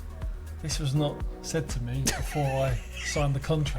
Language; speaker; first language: English; native; English